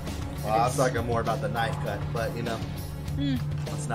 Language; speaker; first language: English; native; English